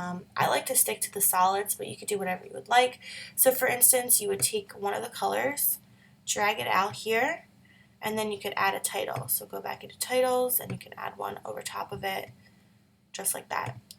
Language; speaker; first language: English; native; English